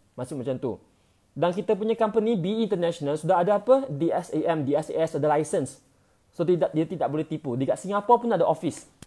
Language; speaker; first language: Malay; non-native, local second language; Chinese